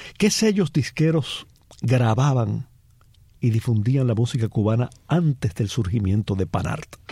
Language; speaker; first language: Spanish; native; Spanish